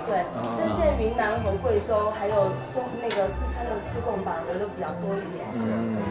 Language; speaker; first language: Chinese; native; Chinese